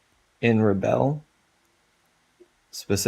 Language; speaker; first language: English; native; English